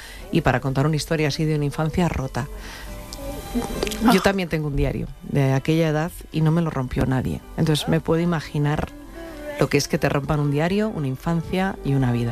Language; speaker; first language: Spanish; native; Spanish